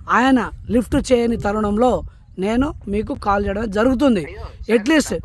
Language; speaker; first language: Telugu; non-native, local second language; Lambadi